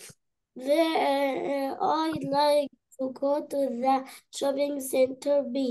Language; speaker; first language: English; non-native, learner; Arabic